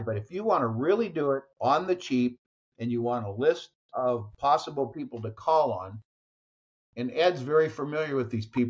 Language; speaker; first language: English; native; English